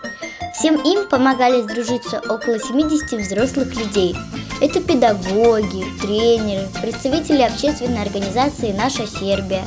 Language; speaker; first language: Russian; native; Russian